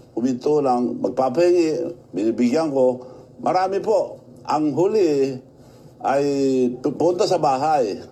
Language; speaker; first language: Filipino; non-native, local second language; Iloko